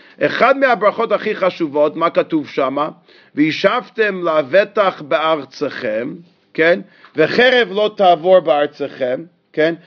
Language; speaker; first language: Hebrew; non-native, fluent; English